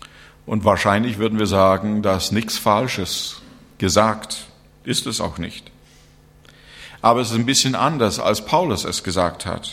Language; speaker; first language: German; non-native, fluent; English